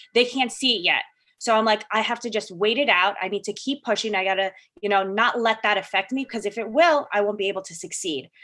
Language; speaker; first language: English; early bilingual, other home language; Filipino